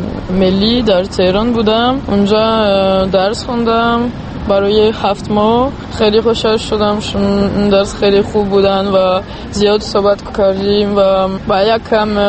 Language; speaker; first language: Persian; non-native, fluent; French